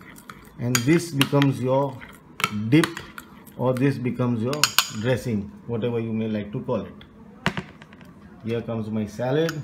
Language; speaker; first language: English; non-native, local second language; Hindi